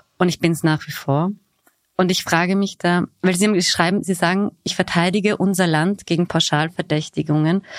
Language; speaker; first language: German; native; German